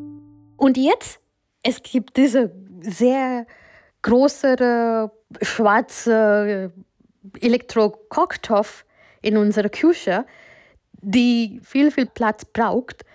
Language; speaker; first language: German; non-native, fluent; Gujarati